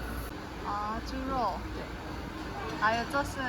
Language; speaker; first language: Chinese; non-native, fluent; Korean